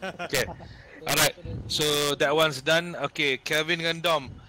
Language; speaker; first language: English; non-native, local second language; Malay